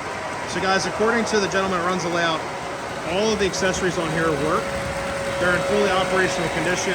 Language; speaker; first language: English; native; English